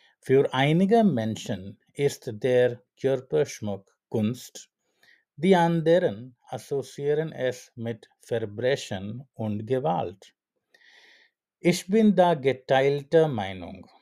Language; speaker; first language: German; non-native, learner; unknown